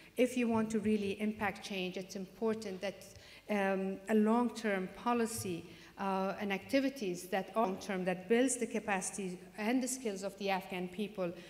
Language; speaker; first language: English; non-native, fluent; Persian